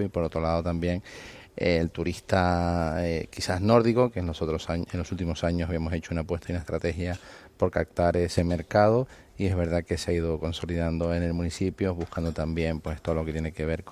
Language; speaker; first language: Spanish; native; Spanish